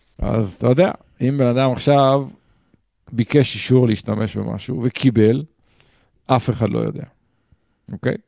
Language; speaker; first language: Hebrew; native; Hebrew